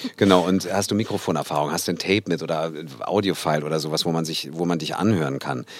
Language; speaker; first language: German; native; German